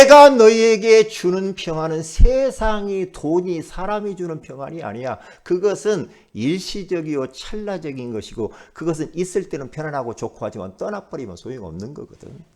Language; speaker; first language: Korean; native; Korean